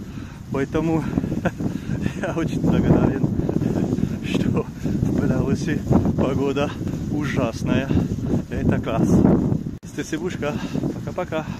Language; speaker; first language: Russian; non-native, learner; French